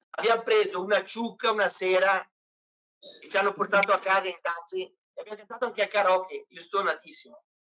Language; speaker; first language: Italian; native; Italian